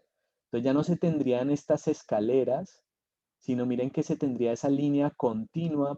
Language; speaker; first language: Spanish; native; Spanish